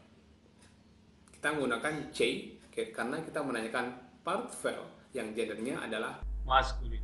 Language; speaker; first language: Indonesian; non-native, local second language; Javanese